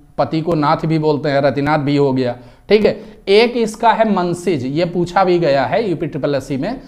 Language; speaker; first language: Hindi; native; Hindi